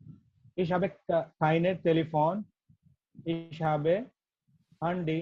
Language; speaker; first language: German; non-native, learner; Gujarati